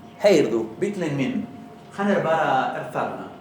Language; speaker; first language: Icelandic; non-native, learner; Spanish